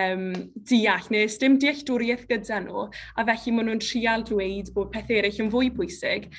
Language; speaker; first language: Welsh; native; Welsh